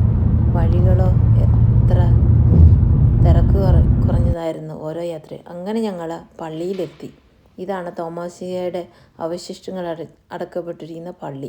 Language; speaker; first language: Malayalam; native; Malayalam